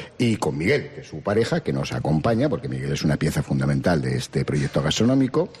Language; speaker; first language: Spanish; native; Spanish